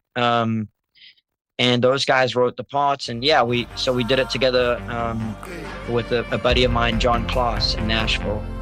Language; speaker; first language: English; native; English